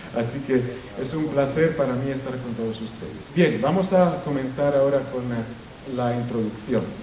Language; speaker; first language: Spanish; non-native, fluent; Italian